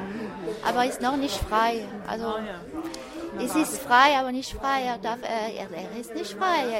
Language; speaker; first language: German; non-native, fluent; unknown